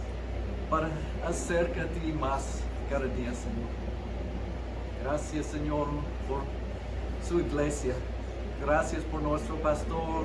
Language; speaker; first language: Spanish; early bilingual, heritage; Spanish